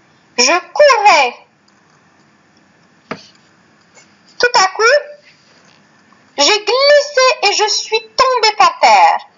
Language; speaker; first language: French; non-native, fluent; Arabic